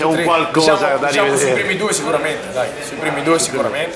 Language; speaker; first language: Italian; native; Italian